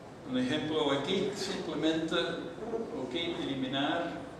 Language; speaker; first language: Spanish; non-native, learner; Dutch